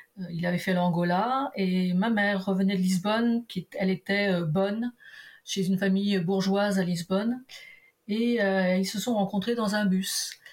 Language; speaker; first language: French; early bilingual, other home language; Portuguese